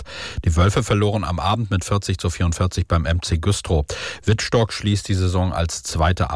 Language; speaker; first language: German; native; German